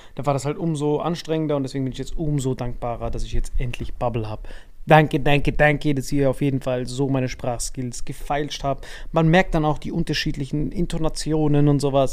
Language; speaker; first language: German; native; German